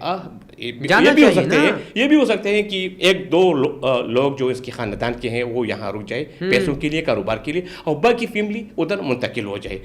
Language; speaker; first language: Urdu; non-native, local second language; Pashto